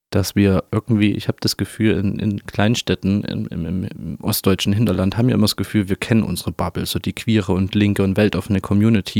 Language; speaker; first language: German; native; German